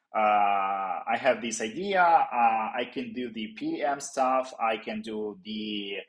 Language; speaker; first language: English; non-native, fluent; Ukrainian